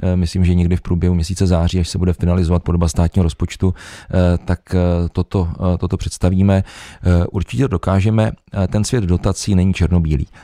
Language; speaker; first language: Czech; native; Czech